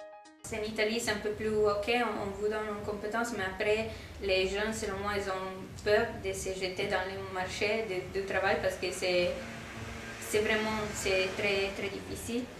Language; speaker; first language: French; non-native, fluent; Italian